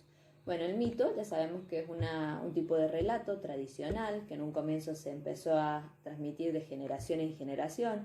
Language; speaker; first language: Spanish; native; Spanish